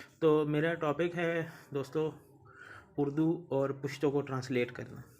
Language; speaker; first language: Urdu; non-native, local second language; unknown